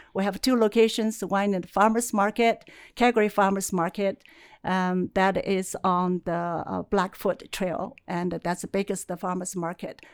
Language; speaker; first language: English; non-native, fluent; Chinese